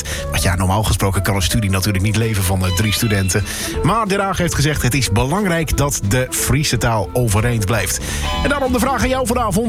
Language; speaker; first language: Dutch; native; Dutch